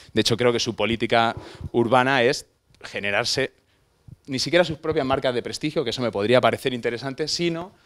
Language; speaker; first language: Spanish; native; Spanish